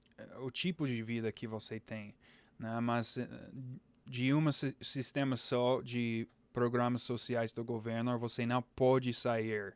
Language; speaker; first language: Portuguese; non-native, fluent; English